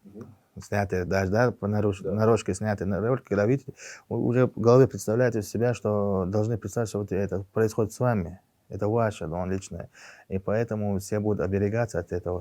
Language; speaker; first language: Russian; non-native, local second language; Chechen